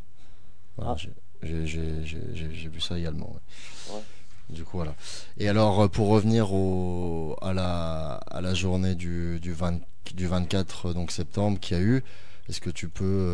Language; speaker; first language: French; native; French